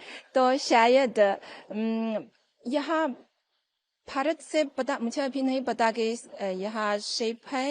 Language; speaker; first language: Hindi; non-native, fluent; Chinese